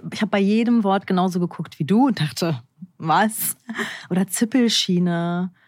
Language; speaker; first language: German; early bilingual, other home language; Turkish